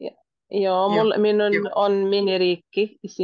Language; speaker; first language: Finnish; non-native, learner; Spanish